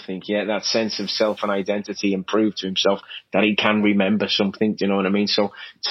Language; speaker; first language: English; native; English